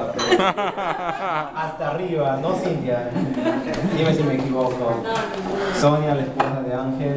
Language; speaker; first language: Spanish; early bilingual, heritage; Spanish